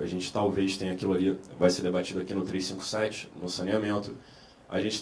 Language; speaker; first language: Portuguese; native; Portuguese